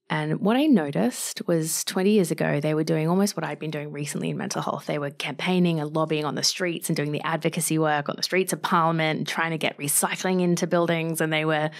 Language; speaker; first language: English; native; English